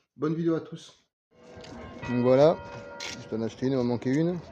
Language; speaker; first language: French; native; French